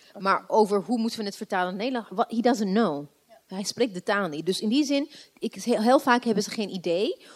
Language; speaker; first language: Dutch; non-native, fluent; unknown